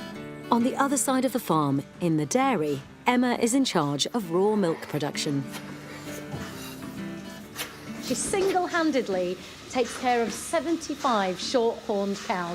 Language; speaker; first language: English; native; English